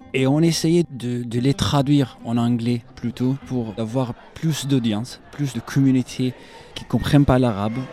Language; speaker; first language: French; non-native, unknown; Arabic